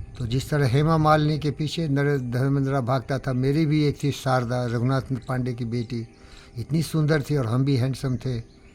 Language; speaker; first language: Hindi; non-native, local second language; Bangla